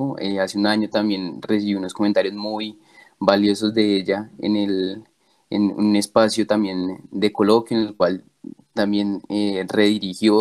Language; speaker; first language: Spanish; native; Spanish